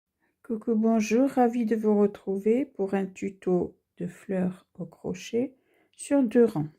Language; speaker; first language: French; native; French